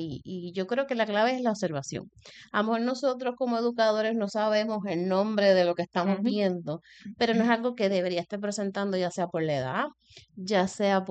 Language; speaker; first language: Spanish; native; Spanish